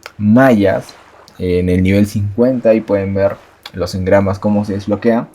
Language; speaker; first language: Spanish; native; Spanish